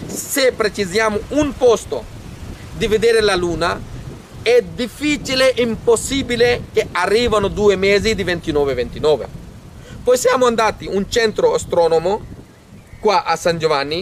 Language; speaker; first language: Italian; non-native, fluent; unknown